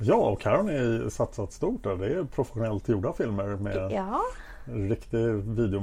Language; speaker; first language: Swedish; native; Swedish